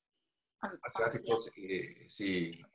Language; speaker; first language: Spanish; non-native, learner; Chinese